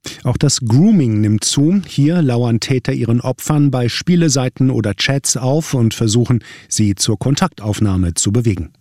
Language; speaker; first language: German; native; German